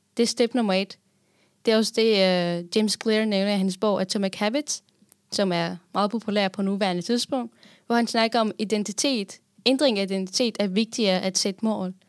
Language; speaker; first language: Danish; non-native, fluent; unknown